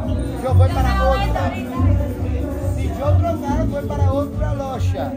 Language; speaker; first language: Spanish; non-native, learner; Portuguese